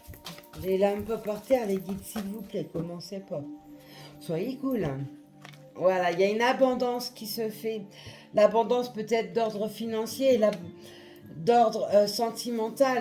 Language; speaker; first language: French; native; French